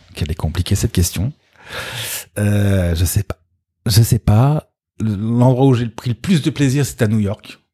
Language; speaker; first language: French; native; French